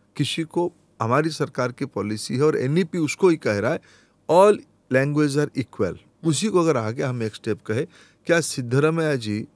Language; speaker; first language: Hindi; non-native, local second language; Odia